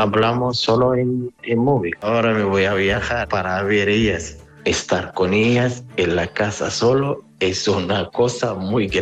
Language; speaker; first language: Spanish; non-native, learner; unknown